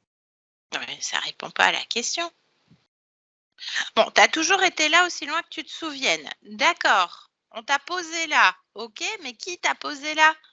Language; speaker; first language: French; native; French